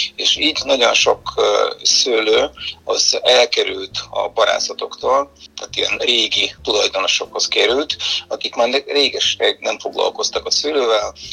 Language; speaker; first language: Hungarian; non-native, fluent; Bulgarian